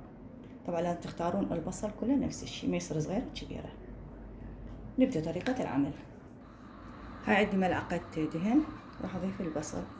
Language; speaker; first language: Arabic; native; Arabic